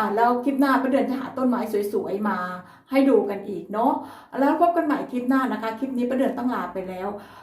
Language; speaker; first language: Thai; native; Thai